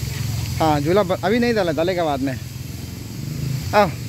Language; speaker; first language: Hindi; non-native, local second language; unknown